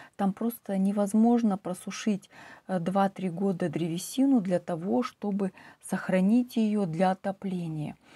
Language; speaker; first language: Russian; native; Russian